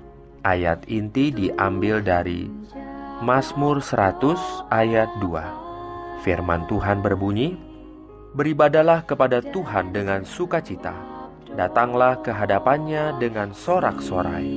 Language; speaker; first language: Indonesian; native; Indonesian